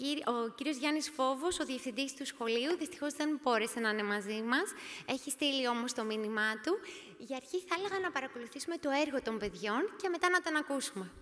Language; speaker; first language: Greek; native; Greek